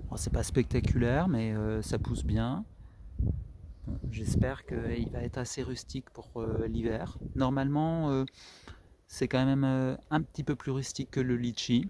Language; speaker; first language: French; native; French